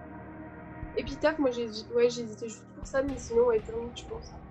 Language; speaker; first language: French; native; French